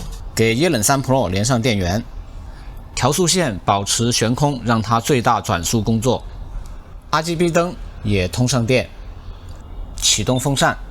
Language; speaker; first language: Chinese; native; Chinese